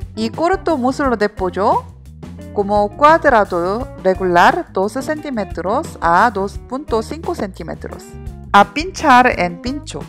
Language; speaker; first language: Spanish; non-native, learner; Korean